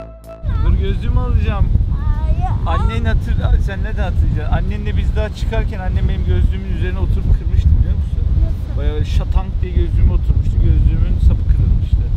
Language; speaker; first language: Turkish; native; Turkish